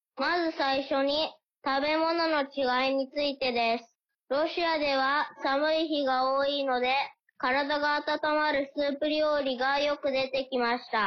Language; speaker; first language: Japanese; early bilingual, heritage; Japanese